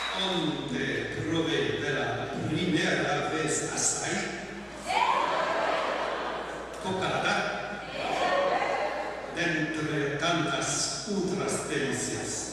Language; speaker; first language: Portuguese; non-native, learner; English